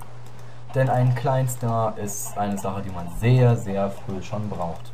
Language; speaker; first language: German; native; German